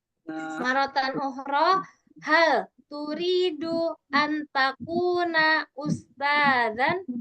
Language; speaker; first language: Arabic; non-native, fluent; Indonesian